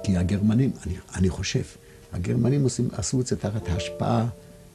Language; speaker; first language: Hebrew; non-native, fluent; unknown